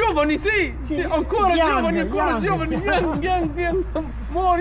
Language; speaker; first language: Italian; non-native, learner; Arabic